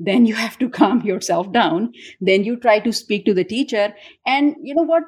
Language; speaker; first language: English; non-native, local second language; Urdu